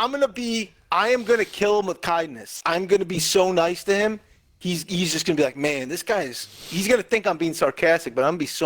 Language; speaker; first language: English; native; English